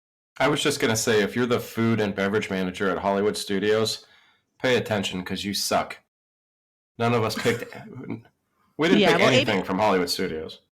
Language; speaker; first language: English; native; English